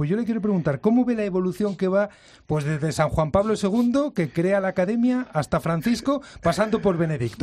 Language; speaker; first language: Spanish; native; Spanish